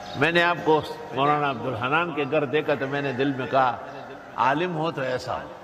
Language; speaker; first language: Urdu; non-native, local second language; Pashto